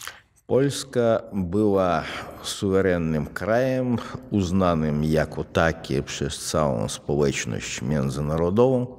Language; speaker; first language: Polish; non-native, fluent; Russian